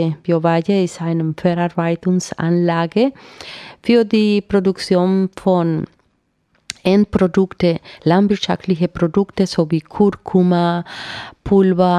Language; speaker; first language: German; non-native, fluent; Spanish